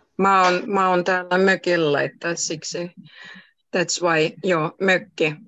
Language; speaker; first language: Finnish; native; Finnish